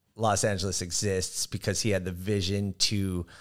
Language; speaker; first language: English; native; English